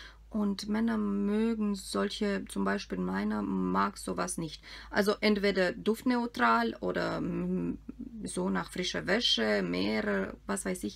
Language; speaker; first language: German; non-native, fluent; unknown